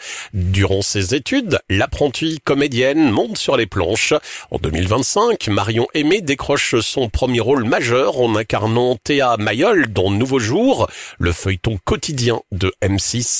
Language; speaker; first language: French; native; French